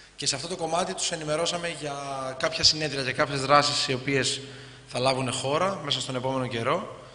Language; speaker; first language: Greek; native; Greek